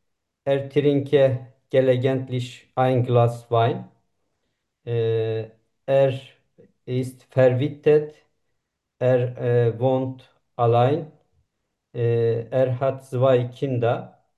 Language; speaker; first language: German; non-native, learner; Turkish